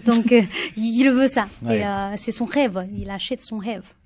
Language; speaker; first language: French; non-native, learner; Chinese